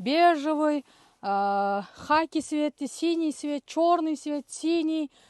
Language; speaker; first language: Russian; non-native, local second language; Kyrgyz